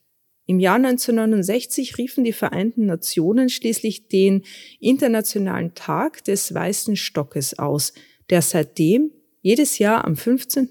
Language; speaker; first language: German; native; German